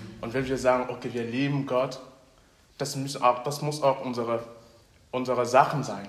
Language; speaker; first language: German; non-native, fluent; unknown